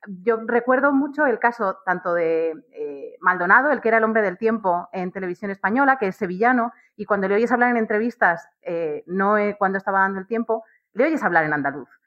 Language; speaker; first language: Spanish; native; Spanish